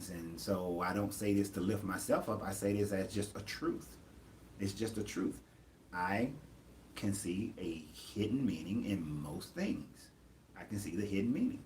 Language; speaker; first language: English; native; English